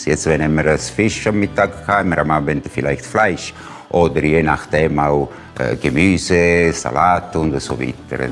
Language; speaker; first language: German; non-native, fluent; Italian